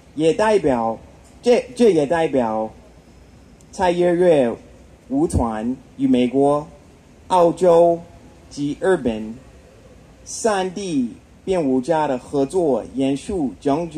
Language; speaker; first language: Chinese; non-native, fluent; English